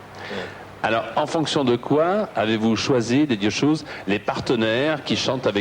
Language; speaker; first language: French; native; French